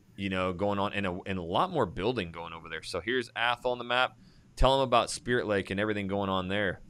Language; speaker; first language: English; native; English